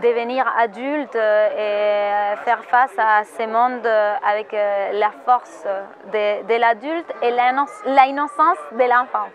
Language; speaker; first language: French; non-native, fluent; Spanish